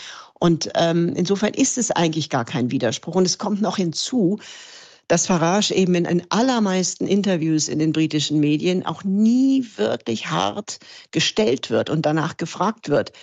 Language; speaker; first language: German; native; German